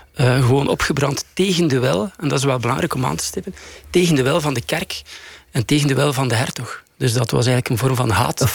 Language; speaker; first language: Dutch; native; Dutch